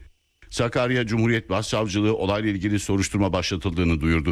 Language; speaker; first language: Turkish; native; Turkish